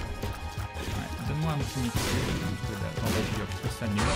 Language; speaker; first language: French; native; French